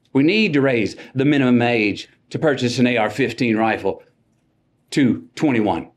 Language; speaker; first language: English; native; English